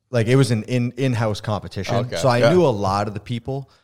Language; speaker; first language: English; native; English